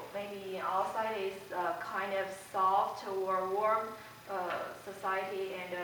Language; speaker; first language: English; non-native, fluent; Chinese